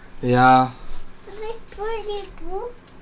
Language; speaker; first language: Dutch; native; Dutch